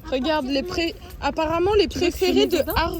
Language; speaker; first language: French; native; French